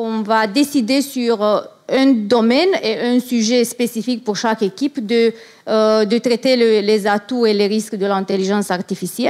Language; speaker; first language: French; non-native, fluent; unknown